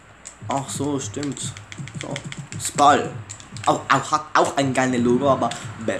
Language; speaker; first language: German; early bilingual, other home language; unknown